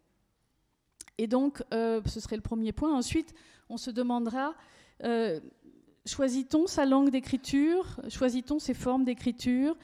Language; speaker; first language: French; native; French